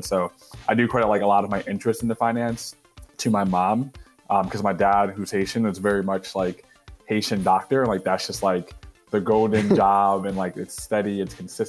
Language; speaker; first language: English; native; English